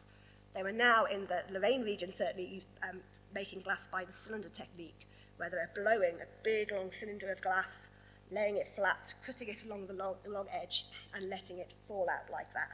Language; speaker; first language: English; native; English